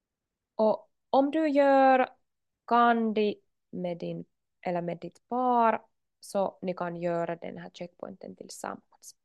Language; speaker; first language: Swedish; non-native, local second language; Finnish